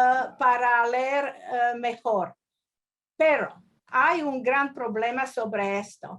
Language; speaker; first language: Spanish; non-native, learner; Croatian